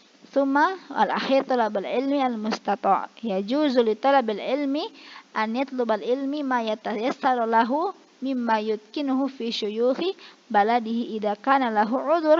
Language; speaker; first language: Arabic; non-native, fluent; Indonesian